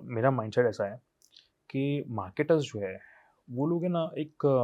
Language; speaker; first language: Hindi; non-native, local second language; Gujarati